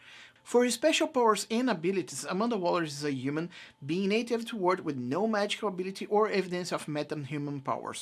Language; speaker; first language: English; non-native, fluent; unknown